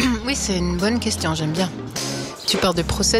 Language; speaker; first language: French; non-native, local second language; Swiss German